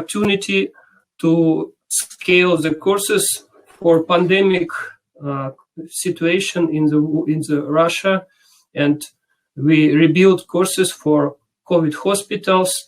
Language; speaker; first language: English; non-native, learner; Russian